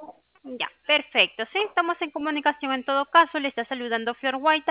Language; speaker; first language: Spanish; native; Spanish